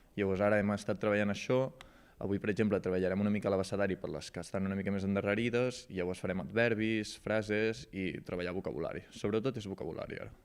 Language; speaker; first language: Catalan; native; Catalan